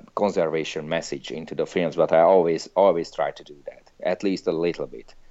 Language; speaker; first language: English; non-native, fluent; Hungarian